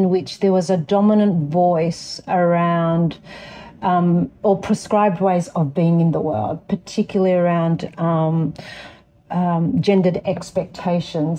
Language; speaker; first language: English; native; English